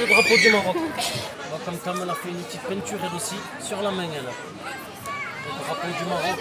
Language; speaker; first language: French; native; French